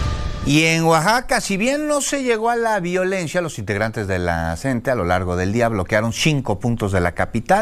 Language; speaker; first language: Spanish; native; Spanish